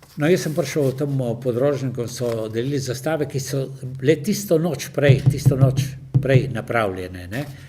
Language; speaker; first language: Slovenian; native; Slovenian